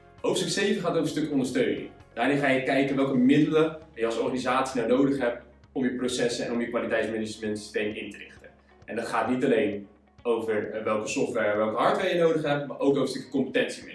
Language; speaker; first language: Dutch; native; Dutch